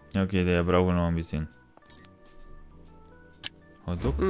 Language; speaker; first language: German; non-native, learner; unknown